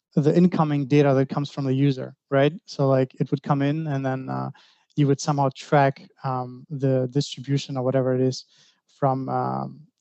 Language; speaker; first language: English; non-native, fluent; Greek